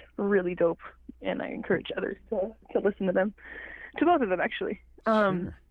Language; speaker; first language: English; non-native, fluent; Cree